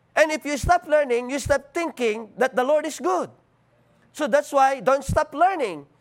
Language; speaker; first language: English; non-native, local second language; Filipino